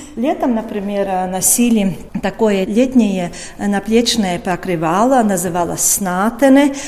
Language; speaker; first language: Russian; non-native, local second language; Latvian